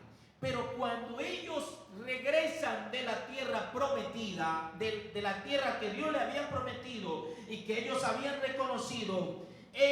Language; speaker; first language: Spanish; native; Spanish